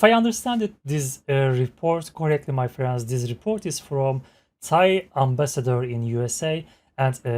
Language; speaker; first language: English; non-native, fluent; Turkish